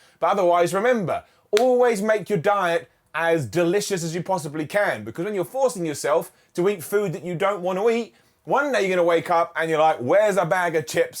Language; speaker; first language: English; native; English